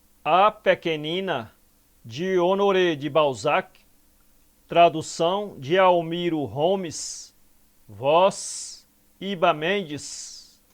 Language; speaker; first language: Portuguese; native; Portuguese